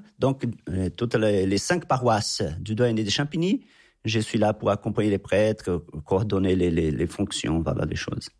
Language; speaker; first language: French; non-native, fluent; Portuguese